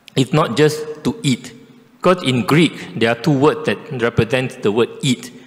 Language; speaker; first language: English; non-native, local second language; Chinese